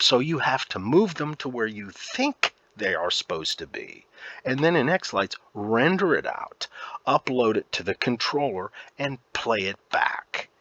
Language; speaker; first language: English; native; English